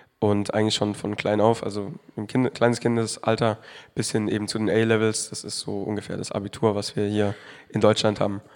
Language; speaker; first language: German; native; German